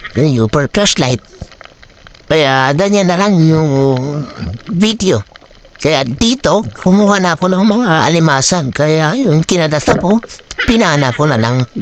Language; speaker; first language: Filipino; non-native, local second language; Waray